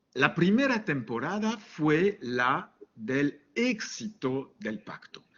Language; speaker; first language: Spanish; non-native, fluent; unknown